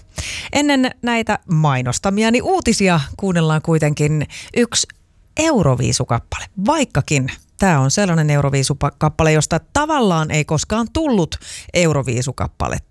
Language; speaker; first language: Finnish; native; Finnish